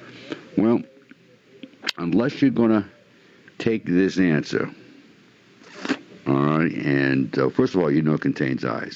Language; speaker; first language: English; native; English